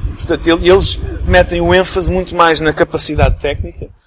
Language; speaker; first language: Portuguese; early bilingual, other home language; English